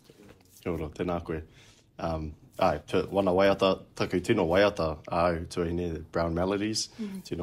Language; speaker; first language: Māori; non-native, local second language; English